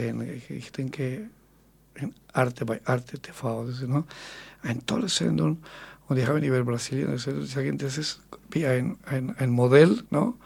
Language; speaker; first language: German; non-native, fluent; Spanish